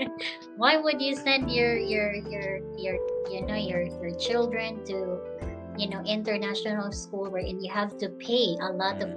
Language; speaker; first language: English; non-native, local second language; Filipino